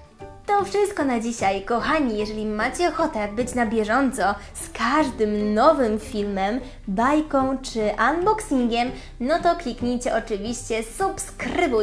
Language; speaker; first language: Polish; native; Polish